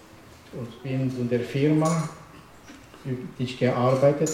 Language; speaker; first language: German; non-native, learner; Romanian